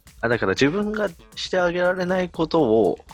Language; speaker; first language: Japanese; native; Japanese